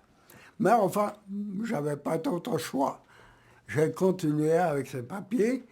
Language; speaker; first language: French; early bilingual, other home language; German